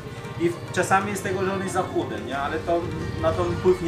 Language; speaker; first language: Polish; non-native, fluent; Chinese